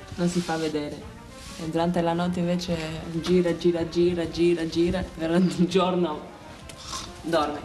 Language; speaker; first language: Italian; non-native, fluent; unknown